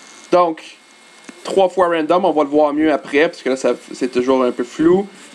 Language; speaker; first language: French; native; French